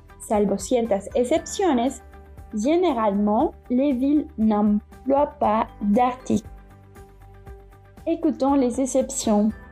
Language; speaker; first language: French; non-native, fluent; Spanish